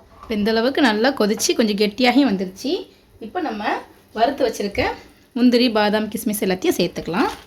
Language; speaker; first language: Tamil; native; Tamil